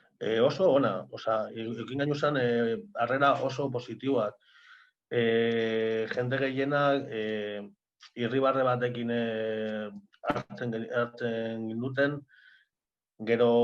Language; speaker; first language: Basque; non-native, local second language; Spanish